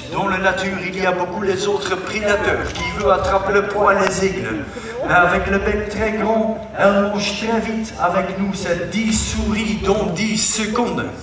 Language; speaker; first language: French; non-native, learner; Dutch